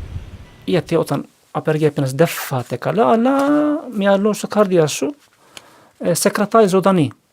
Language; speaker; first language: Greek; non-native, learner; Turkish